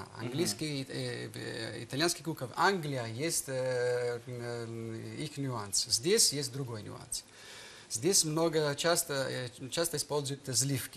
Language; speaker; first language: Russian; non-native, learner; Italian